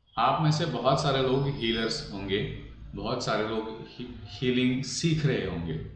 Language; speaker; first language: Hindi; non-native, local second language; Marathi